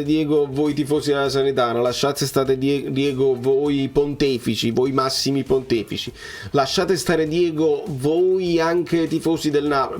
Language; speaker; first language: Italian; native; Italian